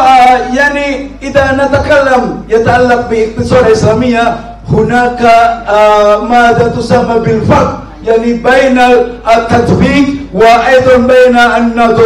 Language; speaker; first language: Arabic; non-native, learner; Malay